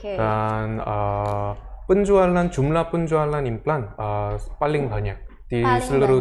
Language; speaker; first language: Indonesian; early bilingual, other home language; Korean